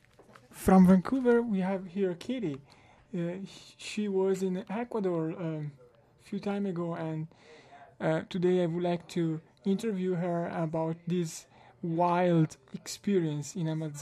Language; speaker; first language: English; non-native, learner; Italian